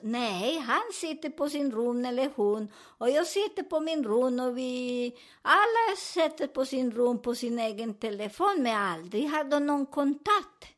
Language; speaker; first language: Swedish; non-native, fluent; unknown